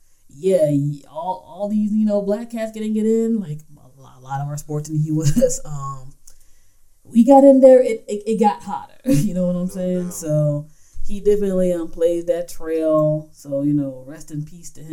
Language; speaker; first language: English; native; English